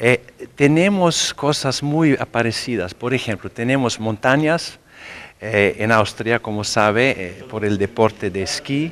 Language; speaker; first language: Spanish; non-native, fluent; German